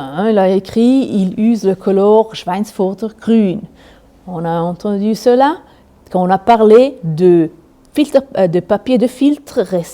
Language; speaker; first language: French; non-native, learner; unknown